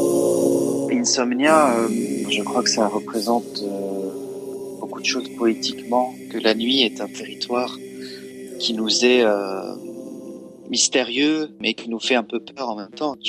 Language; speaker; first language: French; early bilingual, other home language; Arabic